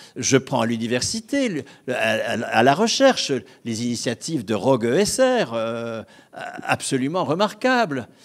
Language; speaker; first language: French; native; French